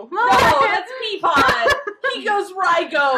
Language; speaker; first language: English; native; English